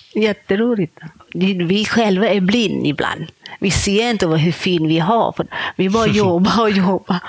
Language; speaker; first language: Swedish; non-native, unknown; Thai